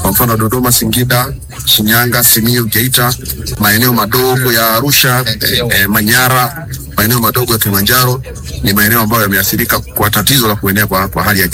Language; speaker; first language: Swahili; native; Swahili